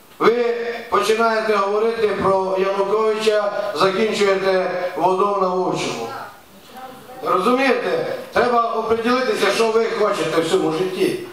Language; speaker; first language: Ukrainian; native; Ukrainian